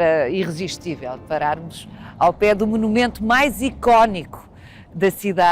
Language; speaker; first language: Portuguese; native; Portuguese